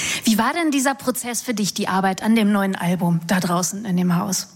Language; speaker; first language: German; native; German